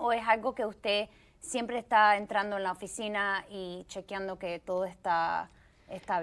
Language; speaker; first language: Spanish; early bilingual, heritage; Spanish